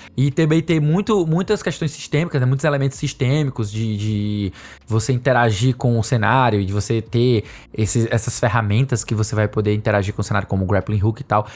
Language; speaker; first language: Portuguese; native; Portuguese